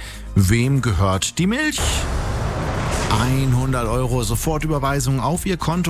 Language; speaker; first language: German; native; German